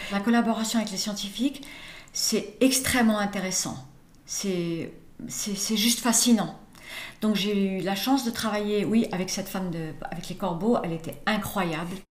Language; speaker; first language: French; early bilingual, other home language; English